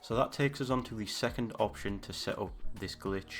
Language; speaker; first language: English; native; English